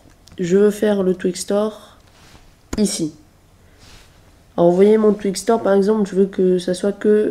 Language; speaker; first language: French; native; French